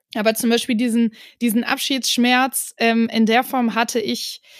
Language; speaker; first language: German; native; German